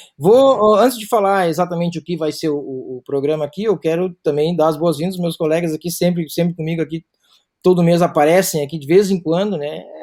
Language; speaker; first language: Portuguese; native; Portuguese